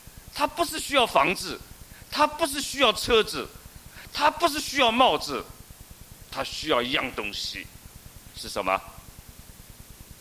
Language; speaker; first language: Chinese; native; Chinese